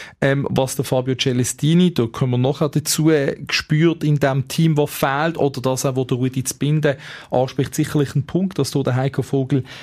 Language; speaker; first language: German; native; German